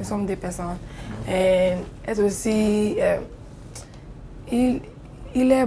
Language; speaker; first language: French; non-native, learner; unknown